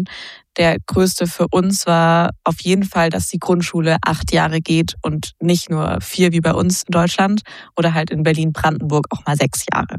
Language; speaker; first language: German; native; German